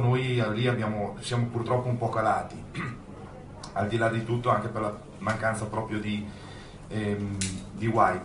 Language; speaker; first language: Italian; native; Italian